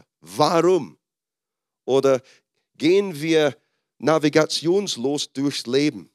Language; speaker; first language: German; non-native, fluent; English